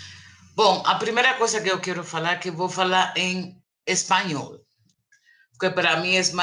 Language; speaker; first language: Portuguese; non-native, learner; Spanish